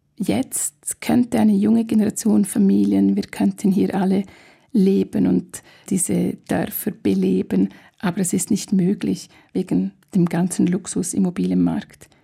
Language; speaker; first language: German; non-native, local second language; Romansh